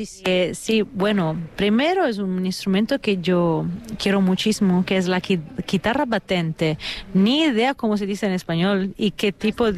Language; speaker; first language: Spanish; non-native, fluent; Italian